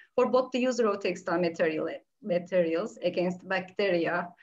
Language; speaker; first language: English; non-native, fluent; Turkish